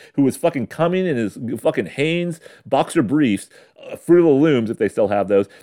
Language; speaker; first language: English; native; English